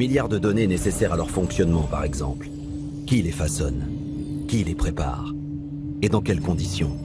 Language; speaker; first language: French; native; French